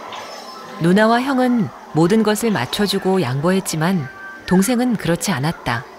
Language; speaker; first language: Korean; native; Korean